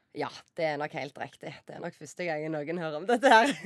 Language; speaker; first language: Norwegian; native; Norwegian